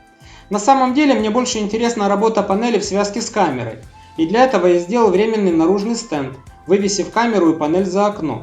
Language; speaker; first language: Russian; native; Russian